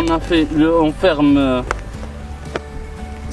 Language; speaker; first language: French; non-native, learner; Arabic